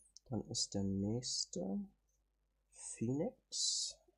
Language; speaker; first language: German; native; German